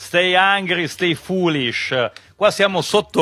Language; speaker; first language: Italian; native; Italian